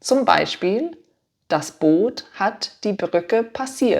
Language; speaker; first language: German; non-native, fluent; English